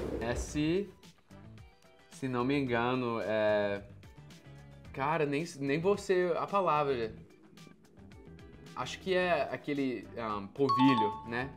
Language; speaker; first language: Portuguese; non-native, fluent; English